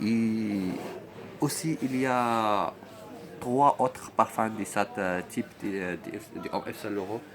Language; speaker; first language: French; non-native, learner; Arabic